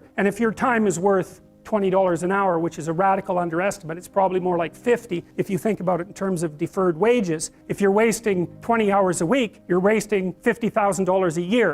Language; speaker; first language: English; native; English